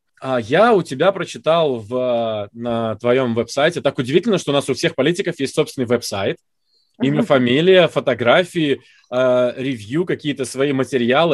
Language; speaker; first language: Russian; native; Russian